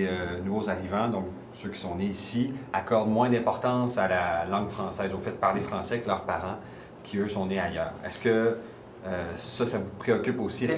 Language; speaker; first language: French; native; French